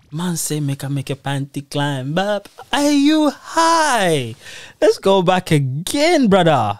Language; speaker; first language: English; native; English